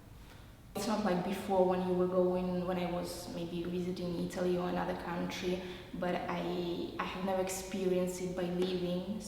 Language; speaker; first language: English; non-native, fluent; Russian